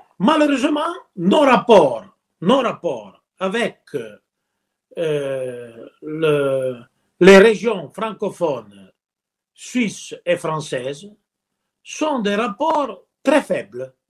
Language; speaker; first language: French; non-native, local second language; Italian